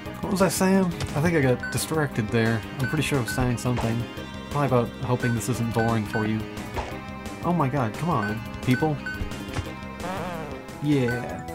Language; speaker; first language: English; native; English